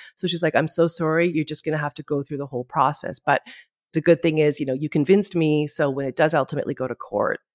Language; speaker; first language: English; native; English